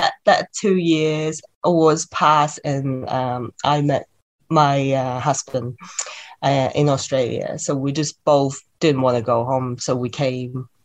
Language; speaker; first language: English; non-native, local second language; Cantonese